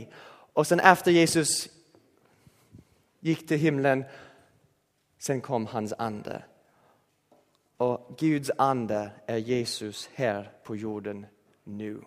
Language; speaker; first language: Swedish; non-native, fluent; English